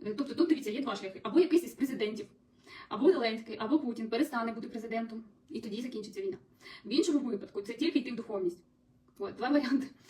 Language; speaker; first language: Ukrainian; non-native, local second language; Russian